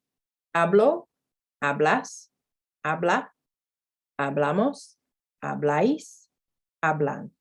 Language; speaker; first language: Spanish; non-native, fluent; English